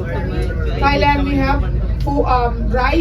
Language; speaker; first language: English; non-native, learner; Thai